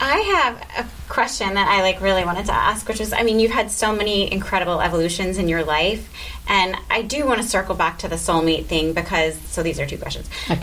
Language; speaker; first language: English; native; English